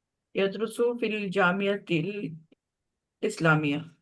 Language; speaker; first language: Arabic; non-native, learner; Urdu